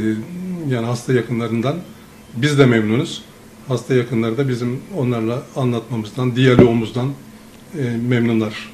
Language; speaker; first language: Turkish; native; Turkish